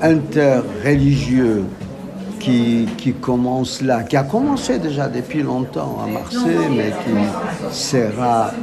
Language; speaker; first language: French; non-native, fluent; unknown